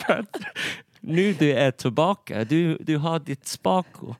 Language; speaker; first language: Swedish; non-native, learner; English